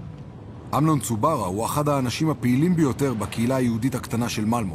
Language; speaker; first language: Hebrew; native; Hebrew